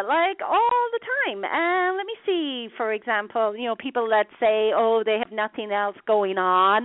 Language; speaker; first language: English; native; English